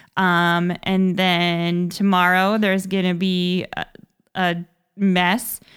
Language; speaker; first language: English; native; English